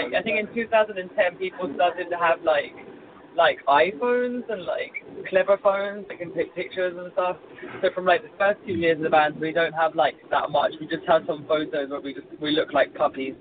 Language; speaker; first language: English; native; English